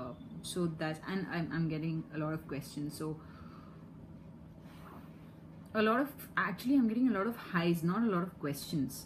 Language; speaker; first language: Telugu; non-native, local second language; Hindi